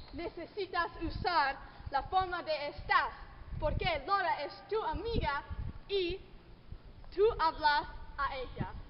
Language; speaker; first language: Spanish; non-native, learner; English